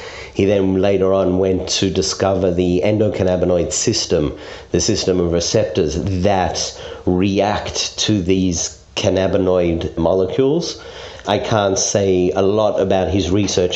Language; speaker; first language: English; native; English